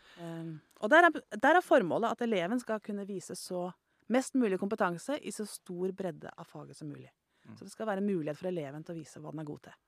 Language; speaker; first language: Norwegian; native; Norwegian